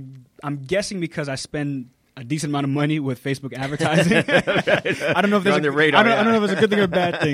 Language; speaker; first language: English; native; English